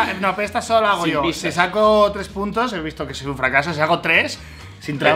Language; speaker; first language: Spanish; native; Spanish